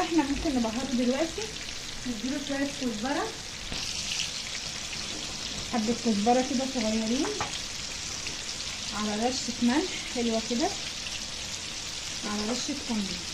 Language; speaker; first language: Arabic; native; Arabic